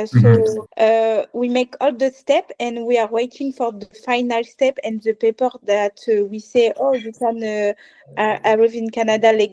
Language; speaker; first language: English; non-native, learner; French